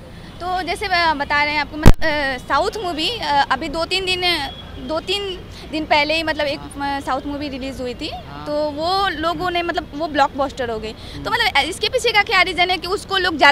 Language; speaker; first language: Hindi; native; Hindi